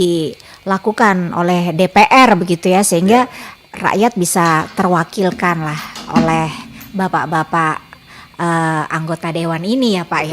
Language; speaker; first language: Indonesian; native; Indonesian